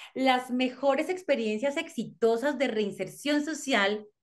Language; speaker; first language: Spanish; native; Spanish